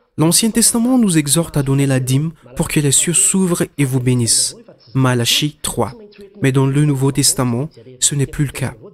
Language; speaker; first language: French; non-native, local second language; Malagasy